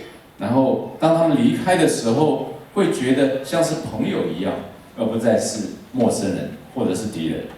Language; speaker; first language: Chinese; native; Chinese